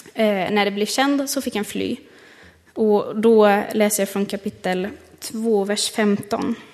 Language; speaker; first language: Swedish; non-native, fluent; German